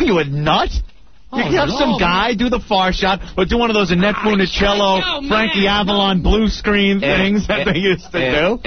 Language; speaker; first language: English; native; English